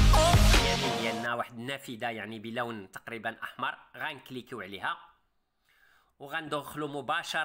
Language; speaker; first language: Arabic; native; Arabic